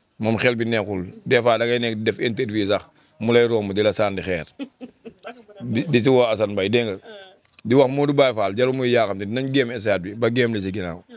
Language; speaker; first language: Wolof; non-native, local second language; Fula